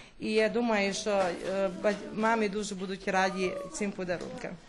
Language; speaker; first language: Ukrainian; early bilingual, heritage; Ukrainian